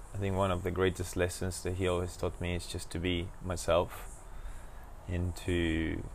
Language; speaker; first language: English; non-native, fluent; Spanish